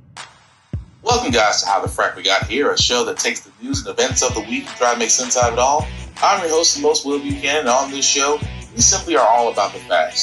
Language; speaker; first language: English; native; English